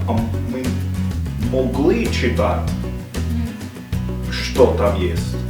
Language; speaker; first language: Russian; non-native, fluent; English